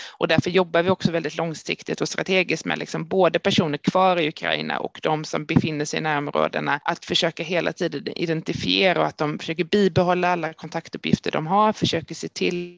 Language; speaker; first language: Swedish; native; Swedish